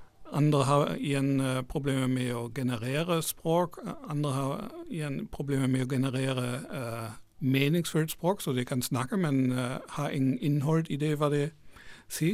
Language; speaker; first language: Norwegian; non-native, fluent; German